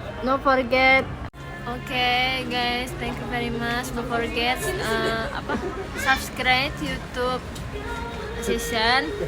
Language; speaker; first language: English; non-native, learner; Indonesian